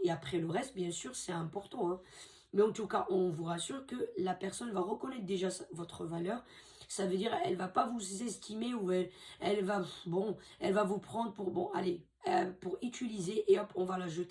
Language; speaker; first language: French; native; French